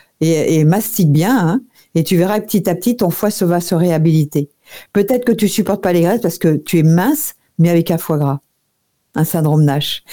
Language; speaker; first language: French; native; French